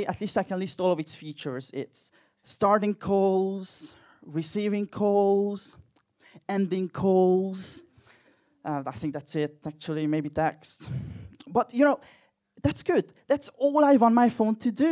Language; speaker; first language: English; non-native, fluent; Hungarian